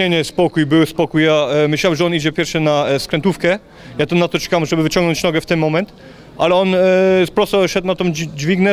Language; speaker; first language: Polish; early bilingual, heritage; Polish